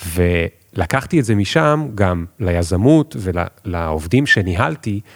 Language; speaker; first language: Hebrew; native; Hebrew